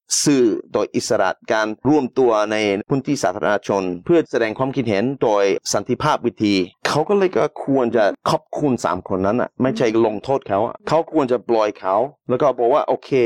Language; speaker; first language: Thai; non-native, fluent; English